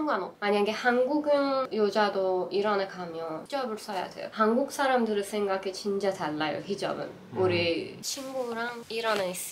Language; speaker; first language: Korean; non-native, learner; Persian